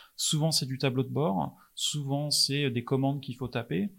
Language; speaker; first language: French; non-native, fluent; English